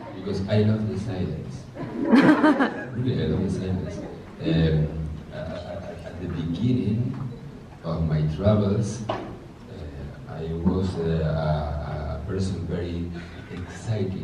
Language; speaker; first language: English; non-native, learner; Spanish